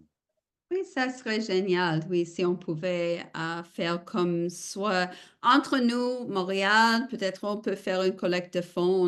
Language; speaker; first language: French; non-native, fluent; English